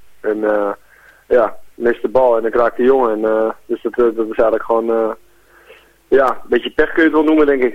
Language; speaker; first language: Dutch; native; Dutch